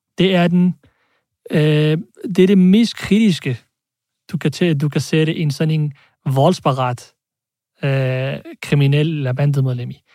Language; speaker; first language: Danish; early bilingual, other home language; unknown